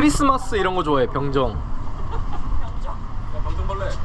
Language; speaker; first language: Korean; native; Korean